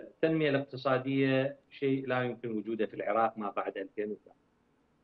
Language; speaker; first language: Arabic; native; Arabic